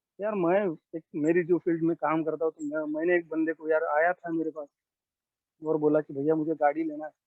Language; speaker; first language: Hindi; non-native, local second language; Marathi